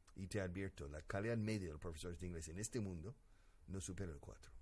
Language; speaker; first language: Spanish; non-native, fluent; English